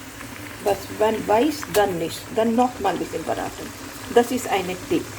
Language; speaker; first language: German; non-native, learner; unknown